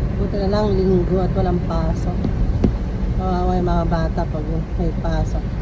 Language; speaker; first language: Filipino; native; Filipino